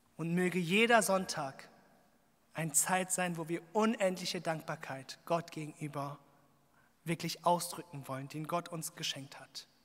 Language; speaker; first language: German; early bilingual, other home language; Korean